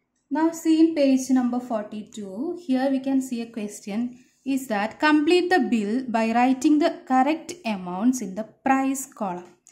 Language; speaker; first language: English; non-native, local second language; Malayalam